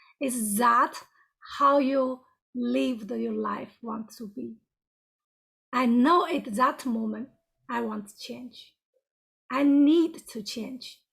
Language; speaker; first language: English; non-native, fluent; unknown